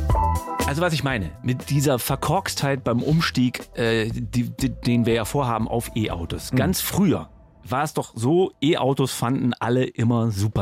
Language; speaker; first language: German; native; German